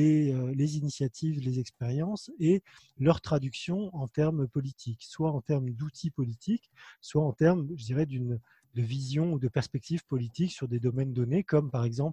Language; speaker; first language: French; native; French